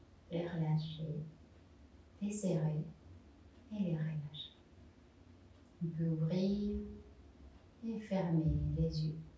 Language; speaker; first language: French; non-native, fluent; Spanish